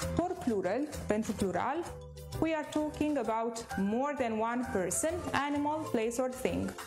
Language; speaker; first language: English; non-native, fluent; Romanian